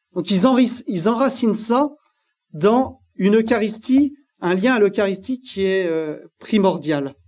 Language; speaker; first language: French; native; French